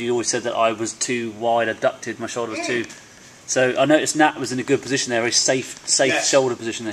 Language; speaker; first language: English; native; English